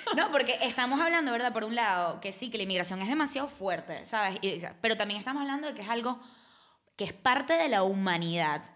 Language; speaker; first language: Spanish; native; Spanish